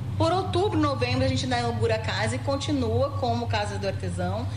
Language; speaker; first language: Portuguese; native; Portuguese